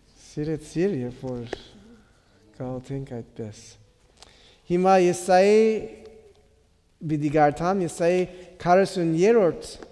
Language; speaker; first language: Armenian; native; Armenian